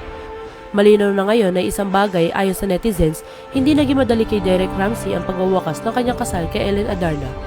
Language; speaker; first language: Filipino; native; Filipino